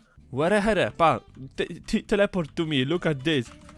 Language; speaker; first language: English; non-native, learner; Polish